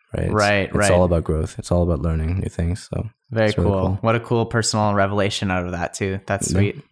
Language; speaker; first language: English; early bilingual, other home language; Spanish